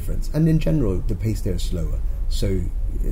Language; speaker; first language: English; non-native, local second language; Cantonese